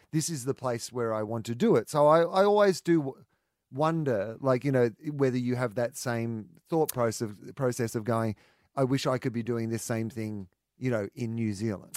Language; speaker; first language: English; native; English